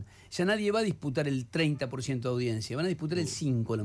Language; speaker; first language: Spanish; native; Spanish